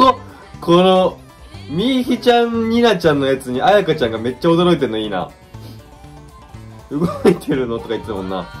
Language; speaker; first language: Japanese; native; Japanese